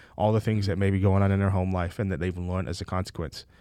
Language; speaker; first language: English; native; English